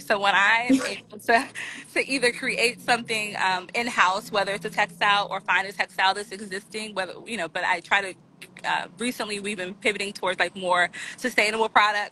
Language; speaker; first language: English; native; English